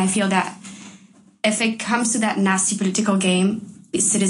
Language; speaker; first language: English; non-native, fluent; French